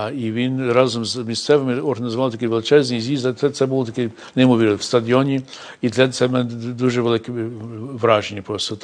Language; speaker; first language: Ukrainian; early bilingual, heritage; Ukrainian